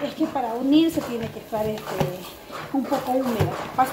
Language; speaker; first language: Spanish; native; Spanish